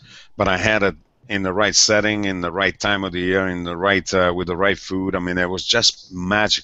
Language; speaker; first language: English; non-native, fluent; Italian